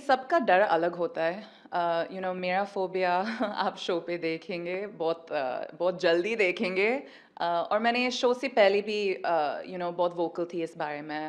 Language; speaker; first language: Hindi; early bilingual, heritage; Hindi